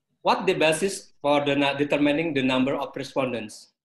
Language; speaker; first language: English; non-native, learner; Indonesian